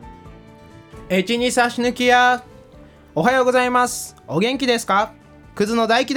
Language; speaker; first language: Japanese; native; Japanese